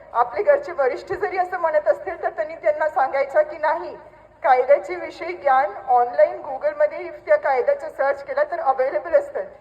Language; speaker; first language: Marathi; non-native, local second language; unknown